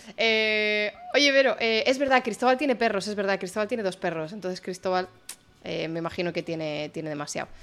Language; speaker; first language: Spanish; native; Spanish